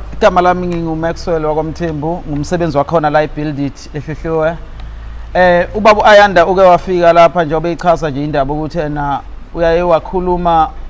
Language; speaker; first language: Zulu; native; Zulu